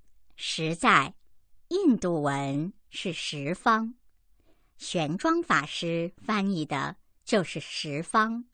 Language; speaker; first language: Chinese; native; Chinese